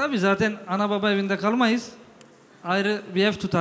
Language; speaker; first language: Turkish; native; Turkish